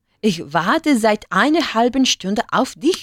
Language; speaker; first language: German; non-native, learner; Spanish